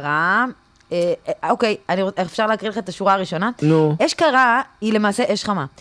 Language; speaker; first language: Hebrew; native; Hebrew